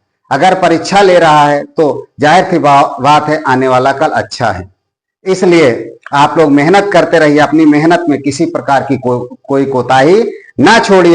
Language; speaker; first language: Hindi; native; Hindi